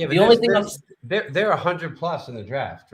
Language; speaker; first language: English; native; English